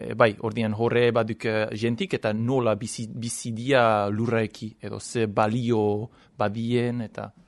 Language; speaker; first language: Basque; non-native, fluent; English